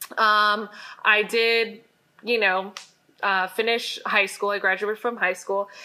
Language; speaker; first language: English; native; English